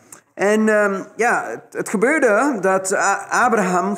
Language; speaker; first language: Dutch; non-native, fluent; Spanish